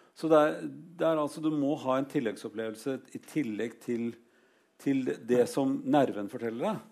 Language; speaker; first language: Norwegian; native; Norwegian